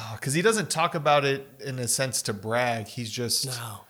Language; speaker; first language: English; native; English